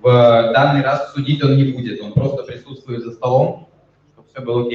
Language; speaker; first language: Russian; native; Russian